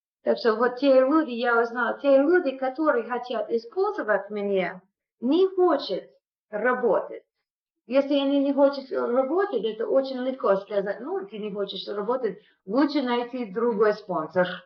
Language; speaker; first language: Russian; non-native, fluent; English